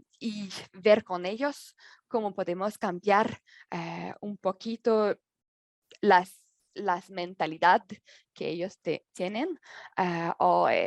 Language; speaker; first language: Spanish; non-native, learner; French